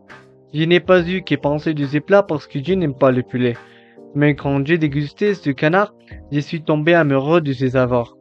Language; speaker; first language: French; non-native, learner; Spanish